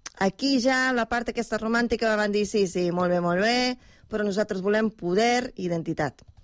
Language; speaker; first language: Catalan; native; Catalan